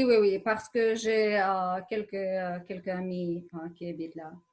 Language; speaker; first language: French; non-native, learner; Ukrainian